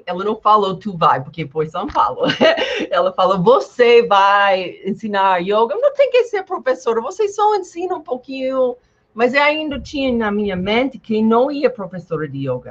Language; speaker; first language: Portuguese; non-native, fluent; English